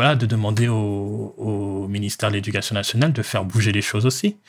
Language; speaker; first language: French; native; French